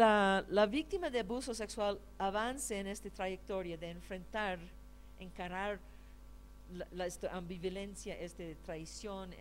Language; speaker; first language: Spanish; non-native, fluent; English